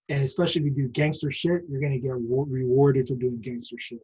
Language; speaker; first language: English; native; English